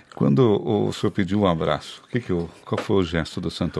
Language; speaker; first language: Portuguese; native; Portuguese